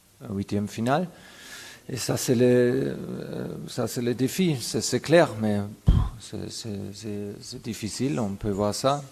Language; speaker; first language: French; non-native, fluent; German